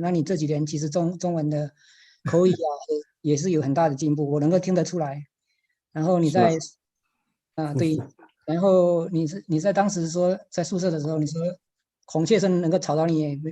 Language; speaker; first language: Chinese; native; Chinese